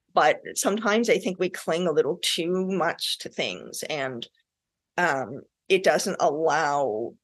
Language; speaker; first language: English; native; English